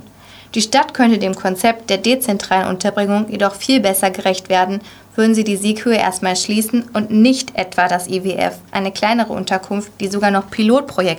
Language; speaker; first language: German; native; German